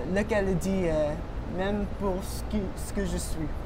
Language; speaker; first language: French; non-native, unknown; English